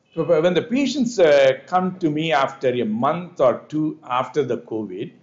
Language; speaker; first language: English; non-native, local second language; Tamil